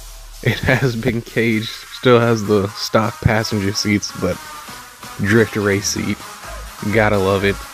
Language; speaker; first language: English; native; English